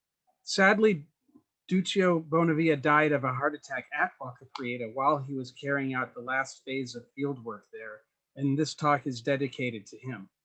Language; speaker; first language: English; native; English